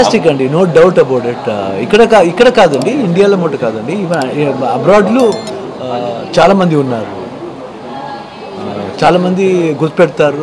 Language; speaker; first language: Telugu; non-native, learner; Kannada